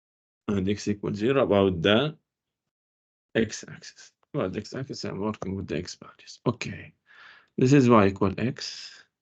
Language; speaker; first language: English; non-native, fluent; Arabic